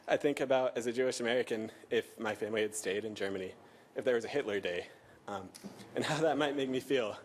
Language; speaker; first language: English; early bilingual, other home language; German